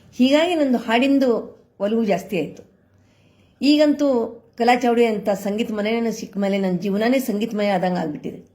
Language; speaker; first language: Kannada; non-native, local second language; Marathi